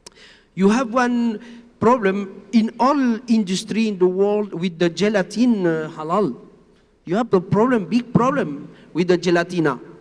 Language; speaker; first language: English; non-native, learner; Spanish